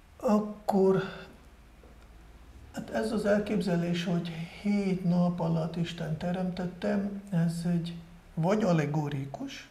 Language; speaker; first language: Hungarian; non-native, fluent; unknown